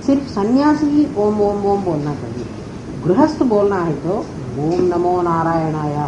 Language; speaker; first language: Hindi; non-native, local second language; Telugu